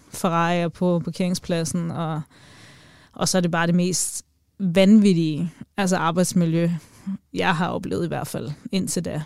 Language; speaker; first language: Danish; native; Danish